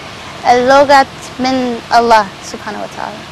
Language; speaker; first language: Arabic; non-native, learner; Spanish